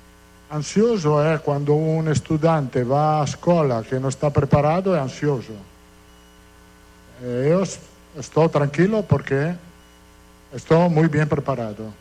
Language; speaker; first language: Portuguese; non-native, fluent; Italian